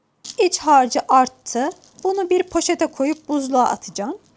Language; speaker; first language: Turkish; native; Turkish